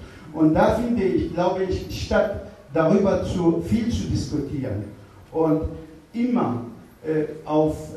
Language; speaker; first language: German; non-native, fluent; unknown